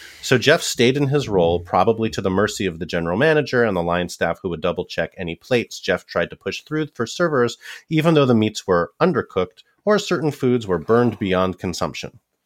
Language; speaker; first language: English; native; English